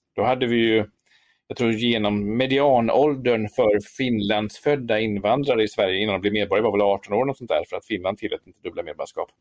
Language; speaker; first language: Swedish; native; Swedish